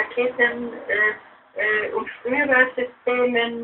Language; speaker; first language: German; non-native, fluent; Polish